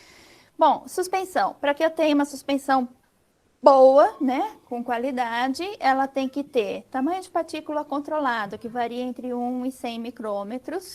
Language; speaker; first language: Portuguese; native; Portuguese